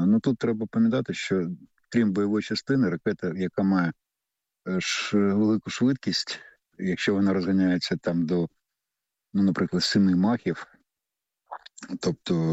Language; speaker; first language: Ukrainian; native; Ukrainian